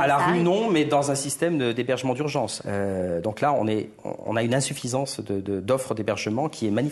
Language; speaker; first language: French; native; French